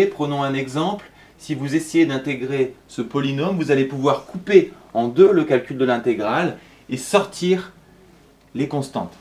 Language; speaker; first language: French; native; French